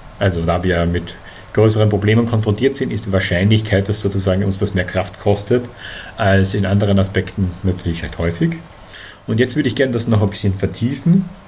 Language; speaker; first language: German; native; German